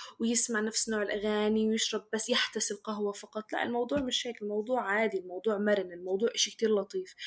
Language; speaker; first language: Arabic; native; Arabic